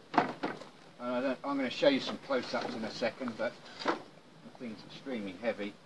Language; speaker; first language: English; native; English